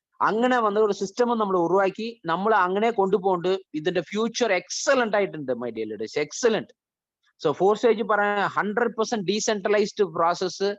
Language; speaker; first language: Malayalam; early bilingual, heritage; Malayalam